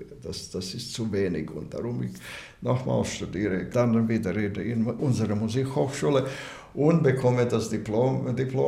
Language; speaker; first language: German; non-native, learner; Latvian